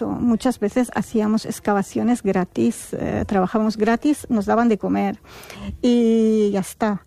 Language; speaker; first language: Spanish; non-native, fluent; Arabic